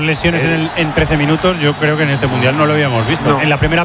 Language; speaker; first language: Spanish; native; Spanish